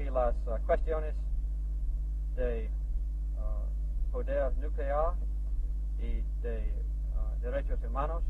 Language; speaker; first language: Spanish; non-native, learner; English